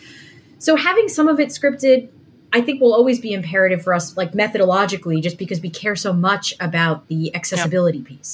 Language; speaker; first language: English; native; English